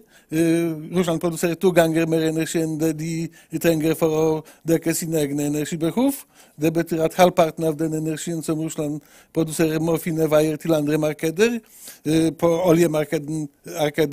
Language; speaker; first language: Norwegian; non-native, fluent; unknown